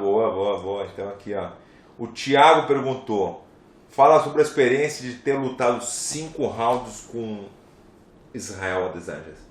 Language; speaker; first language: Portuguese; native; Portuguese